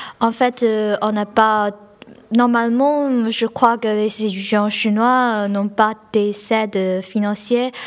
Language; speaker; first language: French; non-native, learner; Chinese